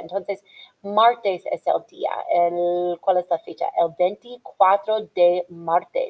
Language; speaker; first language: Spanish; non-native, fluent; English